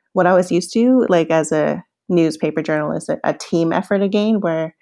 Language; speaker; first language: English; early bilingual, other home language; Cantonese